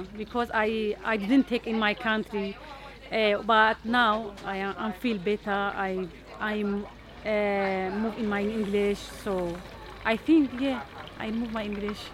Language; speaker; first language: English; non-native, learner; Arabic